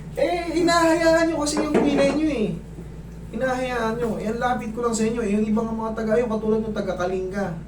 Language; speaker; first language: Filipino; native; Filipino